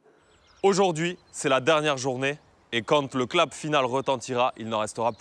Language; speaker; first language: French; native; French